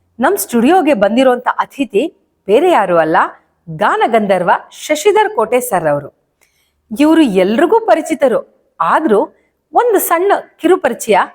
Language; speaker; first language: Kannada; native; Kannada